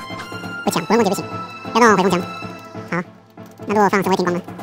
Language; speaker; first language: Chinese; native; Chinese